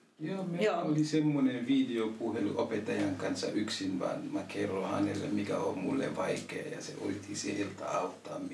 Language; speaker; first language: Finnish; non-native, local second language; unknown